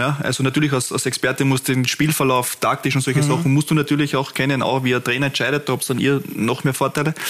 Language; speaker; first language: German; native; German